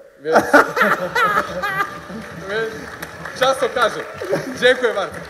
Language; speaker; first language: Polish; non-native, learner; Serbian